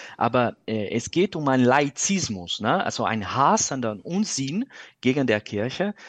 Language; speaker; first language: German; non-native, fluent; Portuguese